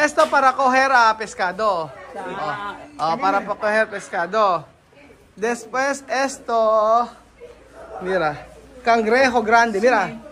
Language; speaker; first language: Spanish; non-native, learner; Filipino